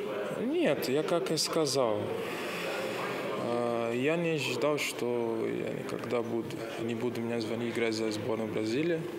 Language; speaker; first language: Russian; non-native, learner; Portuguese